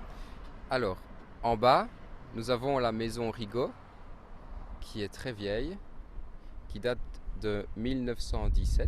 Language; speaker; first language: French; native; French